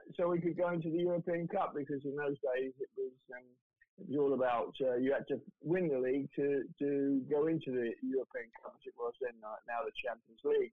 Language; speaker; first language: English; native; English